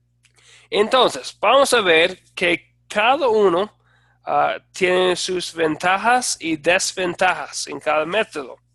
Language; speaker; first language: Spanish; non-native, fluent; English